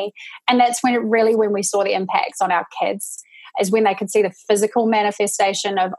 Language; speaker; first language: English; native; English